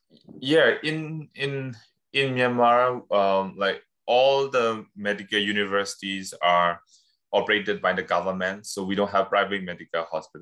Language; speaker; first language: English; non-native, fluent; Burmese